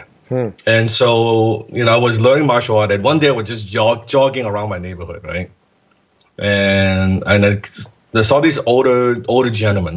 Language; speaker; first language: English; non-native, local second language; Cantonese